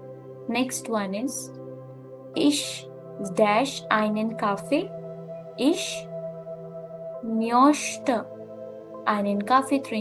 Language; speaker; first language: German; non-native, learner; Hindi